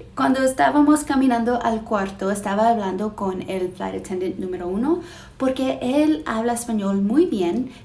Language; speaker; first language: Spanish; non-native, learner; English